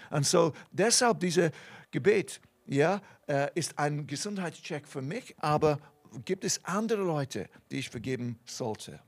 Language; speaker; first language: German; non-native, fluent; English